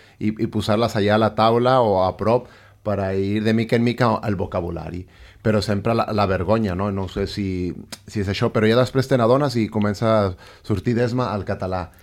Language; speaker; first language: Catalan; non-native, fluent; Spanish